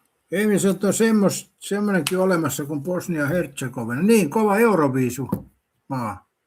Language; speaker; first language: Finnish; native; Finnish